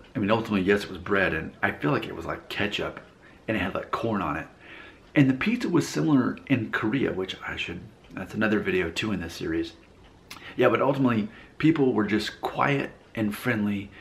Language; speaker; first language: English; native; English